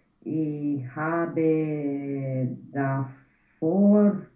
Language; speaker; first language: German; non-native, learner; Romanian